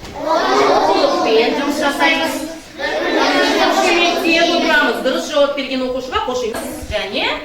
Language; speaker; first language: Kazakh; native; Kazakh